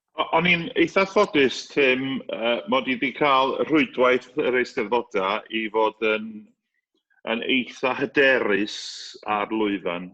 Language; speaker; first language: Welsh; native; Welsh